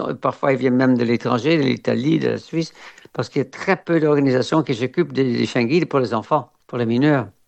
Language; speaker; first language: French; non-native, fluent; Dutch